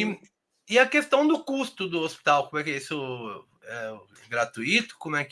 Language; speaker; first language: Portuguese; native; Portuguese